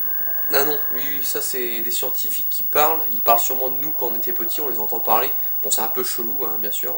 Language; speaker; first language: French; native; French